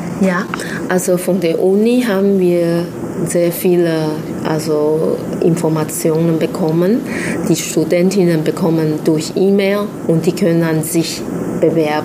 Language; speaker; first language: German; non-native, fluent; Chinese